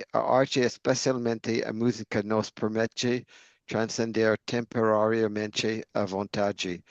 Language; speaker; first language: Portuguese; non-native, learner; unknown